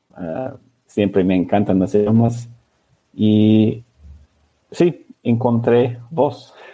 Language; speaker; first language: Spanish; non-native, learner; English